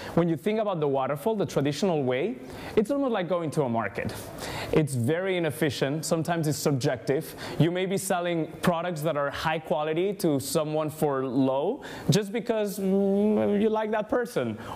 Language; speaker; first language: English; non-native, fluent; Spanish